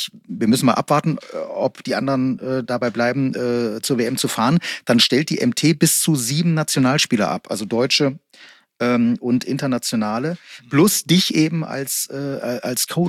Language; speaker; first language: German; native; German